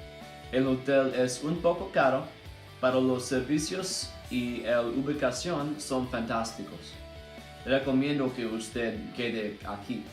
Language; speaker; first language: Spanish; non-native, learner; English